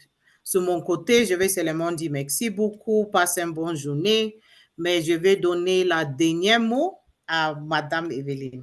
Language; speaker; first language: French; non-native, learner; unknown